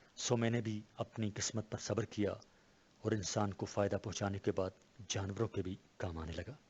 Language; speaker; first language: Urdu; non-native, local second language; Pashto